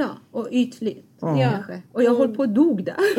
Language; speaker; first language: Swedish; non-native, fluent; Persian